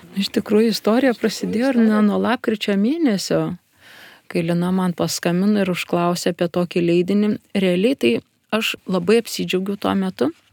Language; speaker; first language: Lithuanian; native; Lithuanian